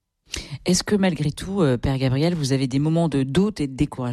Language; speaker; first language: French; native; French